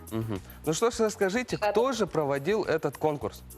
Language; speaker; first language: Russian; native; Russian